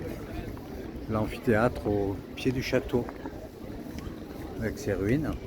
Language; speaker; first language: French; native; French